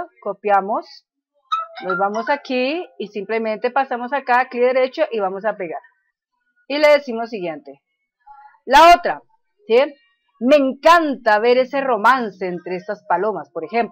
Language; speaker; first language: Spanish; native; Spanish